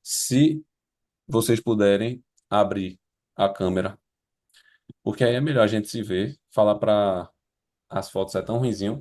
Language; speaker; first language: Portuguese; native; Portuguese